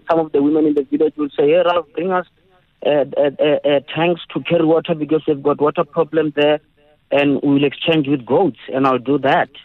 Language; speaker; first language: English; non-native, local second language; Northern Sotho